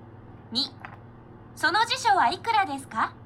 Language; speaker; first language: Japanese; non-native, learner; Filipino